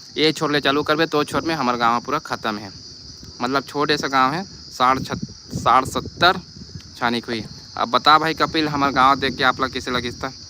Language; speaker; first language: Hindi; native; Hindi